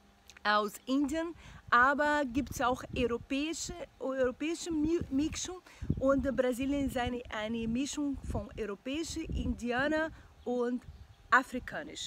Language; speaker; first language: German; non-native, learner; Portuguese